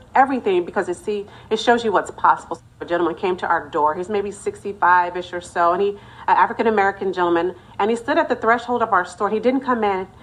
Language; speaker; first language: English; native; English